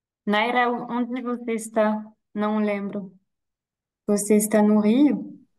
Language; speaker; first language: Portuguese; non-native, fluent; French